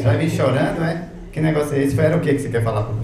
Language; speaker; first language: Portuguese; native; Portuguese